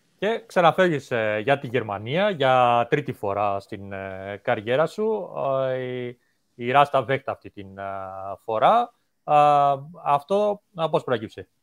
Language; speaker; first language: Greek; native; Greek